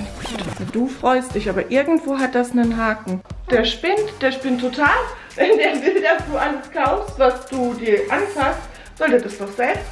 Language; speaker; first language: German; native; German